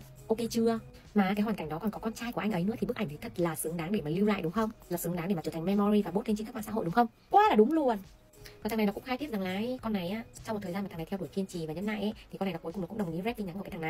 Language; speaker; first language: Vietnamese; native; Vietnamese